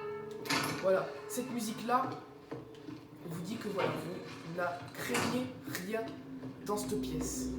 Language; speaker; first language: French; native; French